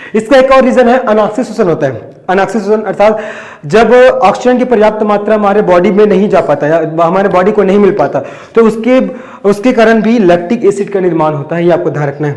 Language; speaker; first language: Hindi; native; Hindi